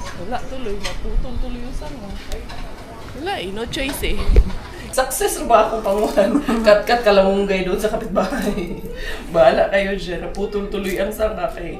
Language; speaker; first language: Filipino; non-native, local second language; Cebuano